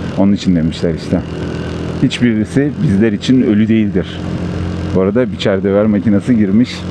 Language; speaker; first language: Turkish; early bilingual, heritage; Turkish